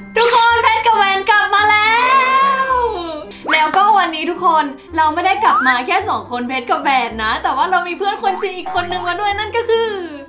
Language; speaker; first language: Thai; native; Thai